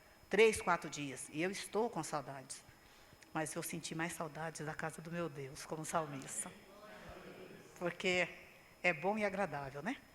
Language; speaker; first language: Portuguese; native; Portuguese